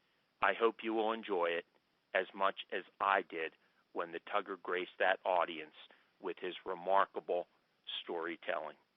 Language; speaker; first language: English; native; English